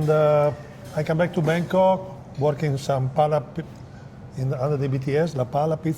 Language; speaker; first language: English; non-native, fluent; Italian